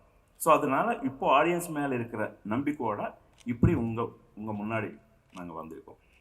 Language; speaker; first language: Tamil; non-native, local second language; Telugu